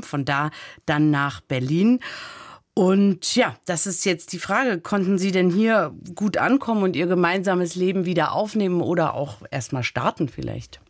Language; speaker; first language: German; native; German